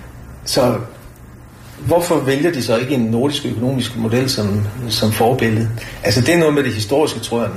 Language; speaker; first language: Danish; native; Danish